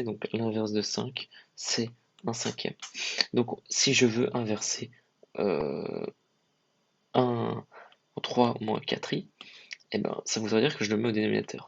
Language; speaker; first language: French; native; French